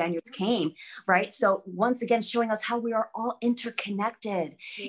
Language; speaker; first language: English; early bilingual, other home language; German